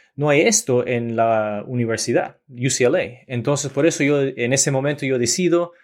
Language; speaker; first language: Spanish; early bilingual, heritage; Spanish